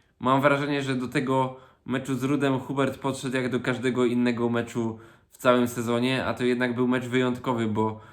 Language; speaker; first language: Polish; native; Polish